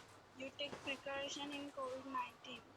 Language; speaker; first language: English; non-native, learner; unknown